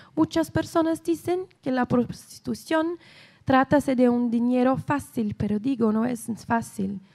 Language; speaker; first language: Spanish; non-native, learner; Portuguese